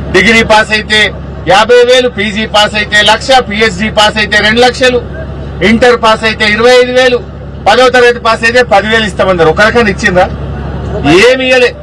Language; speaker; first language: Telugu; non-native, local second language; Lambadi